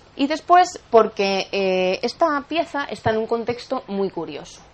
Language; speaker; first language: Spanish; native; Spanish